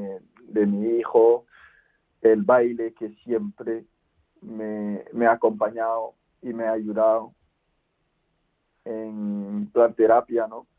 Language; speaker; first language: Spanish; non-native, fluent; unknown